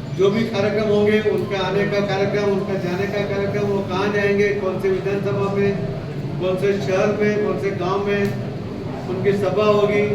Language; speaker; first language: Hindi; non-native, local second language; Gujarati